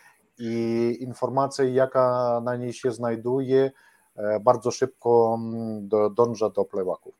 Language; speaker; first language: Polish; non-native, learner; Ukrainian